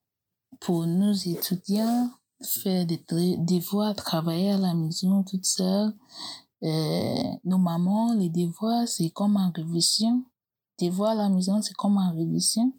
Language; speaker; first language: French; non-native, learner; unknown